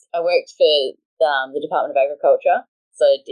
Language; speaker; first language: English; native; English